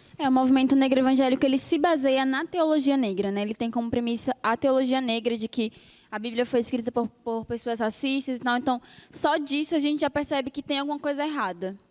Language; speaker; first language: Portuguese; native; Portuguese